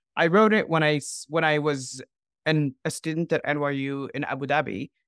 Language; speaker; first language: English; non-native, fluent; Arabic